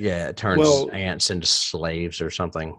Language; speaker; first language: English; native; English